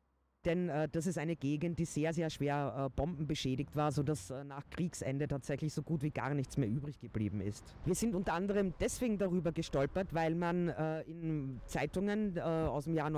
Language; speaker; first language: German; native; German